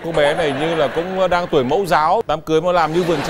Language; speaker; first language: Vietnamese; native; Vietnamese